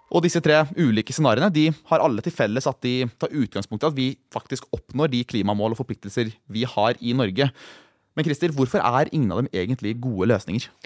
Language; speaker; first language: Norwegian; native; Norwegian